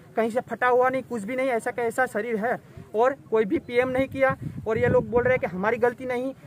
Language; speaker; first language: Hindi; non-native, local second language; Gujarati